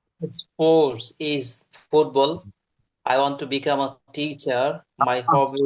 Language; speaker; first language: English; non-native, learner; Bangla